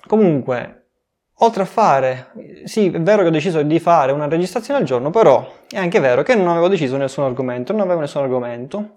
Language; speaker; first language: Italian; native; Italian